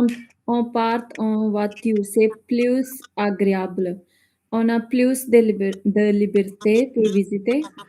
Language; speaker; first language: French; non-native, learner; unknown